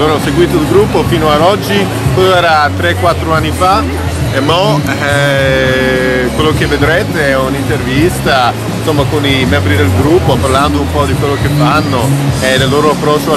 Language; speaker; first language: Italian; non-native, fluent; English